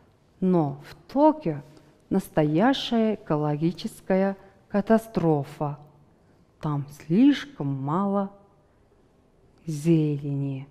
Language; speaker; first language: Russian; non-native, fluent; Mongolian